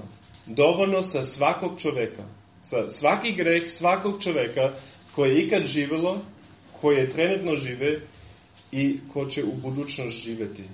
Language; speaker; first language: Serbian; non-native, fluent; German